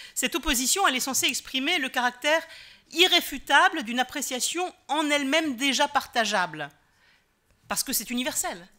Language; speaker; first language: French; native; French